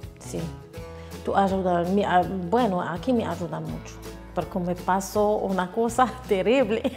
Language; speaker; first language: Spanish; non-native, learner; Arabic